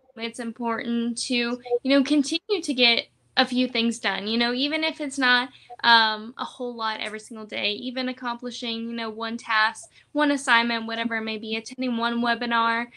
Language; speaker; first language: English; early bilingual, other home language; Spanish